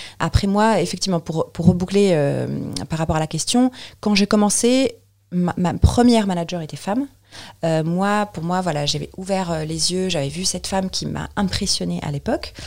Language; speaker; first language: French; non-native, local second language; Arabic